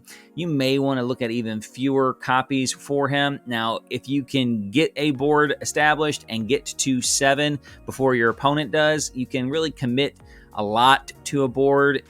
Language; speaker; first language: English; native; English